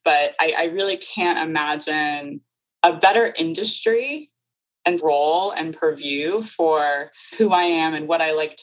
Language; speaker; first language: English; native; English